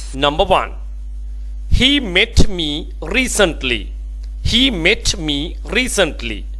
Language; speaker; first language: English; non-native, local second language; Sinhala